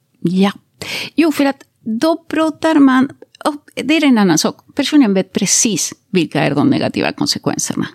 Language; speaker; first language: Swedish; non-native, fluent; Spanish